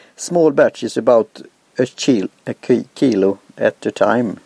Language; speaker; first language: English; non-native, fluent; Swedish